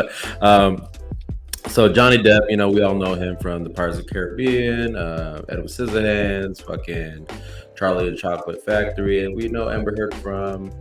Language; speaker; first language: English; native; English